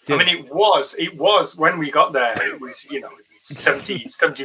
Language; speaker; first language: English; native; English